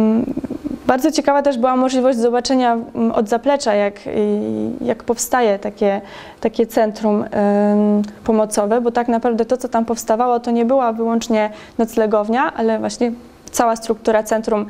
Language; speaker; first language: Polish; native; Polish